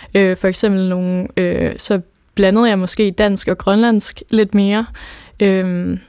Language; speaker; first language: Danish; native; Danish